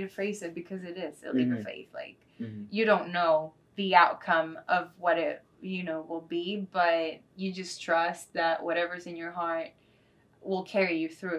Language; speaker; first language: English; non-native, fluent; Spanish